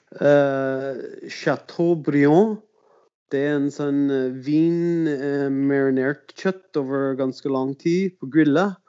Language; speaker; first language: Norwegian; non-native, fluent; English